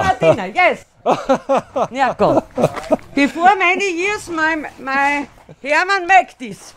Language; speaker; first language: English; non-native, learner; German